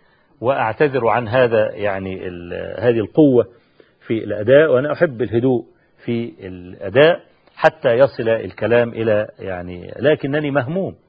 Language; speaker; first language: Arabic; native; Arabic